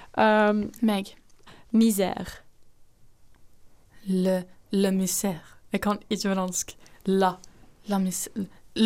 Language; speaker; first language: Norwegian; non-native, fluent; Dutch